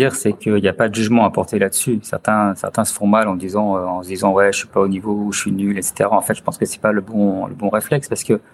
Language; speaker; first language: French; native; French